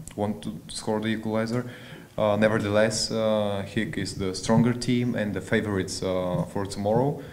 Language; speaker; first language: English; non-native, fluent; Bulgarian